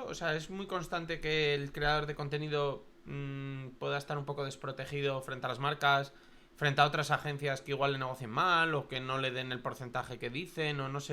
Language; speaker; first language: Spanish; native; Spanish